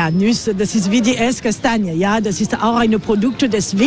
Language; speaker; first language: German; non-native, learner; French